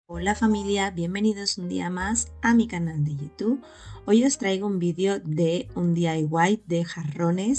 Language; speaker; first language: Spanish; native; Spanish